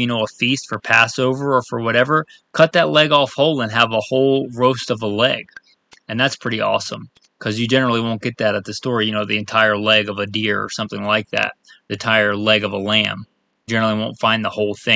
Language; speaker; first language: English; native; English